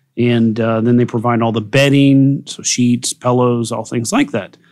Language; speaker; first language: English; native; English